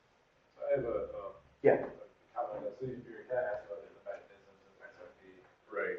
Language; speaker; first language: English; native; English